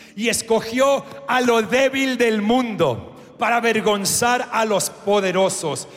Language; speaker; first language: Spanish; non-native, fluent; English